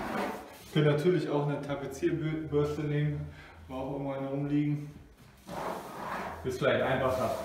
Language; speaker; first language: German; native; German